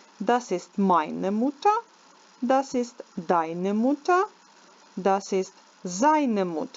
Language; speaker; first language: German; non-native, learner; Ukrainian